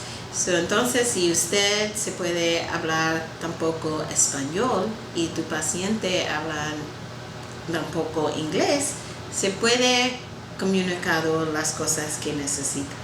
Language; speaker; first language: Spanish; non-native, learner; English